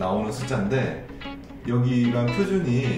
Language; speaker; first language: Korean; native; Korean